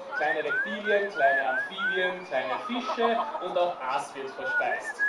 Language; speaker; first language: German; native; German